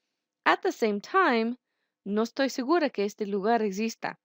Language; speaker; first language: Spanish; non-native, fluent; English